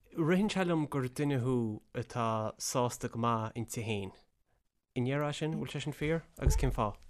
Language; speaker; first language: Irish; native; Irish